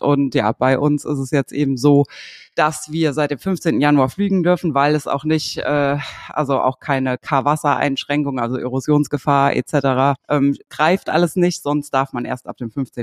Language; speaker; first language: German; native; German